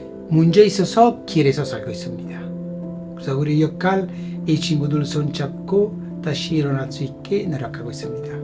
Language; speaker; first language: Korean; non-native, fluent; Italian